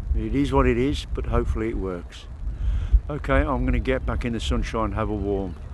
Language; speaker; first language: English; native; English